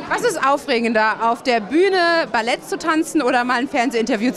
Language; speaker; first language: German; native; German